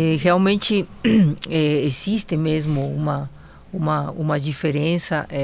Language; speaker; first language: Portuguese; non-native, fluent; Spanish